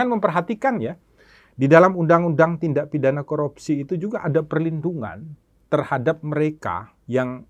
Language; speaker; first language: Indonesian; native; Indonesian